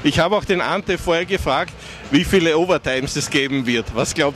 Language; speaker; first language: German; native; German